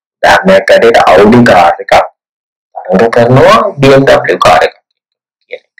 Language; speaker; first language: Sinhala; native; Sinhala